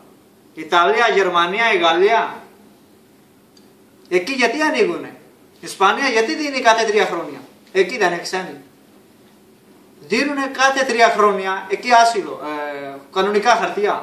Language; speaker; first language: Greek; non-native, learner; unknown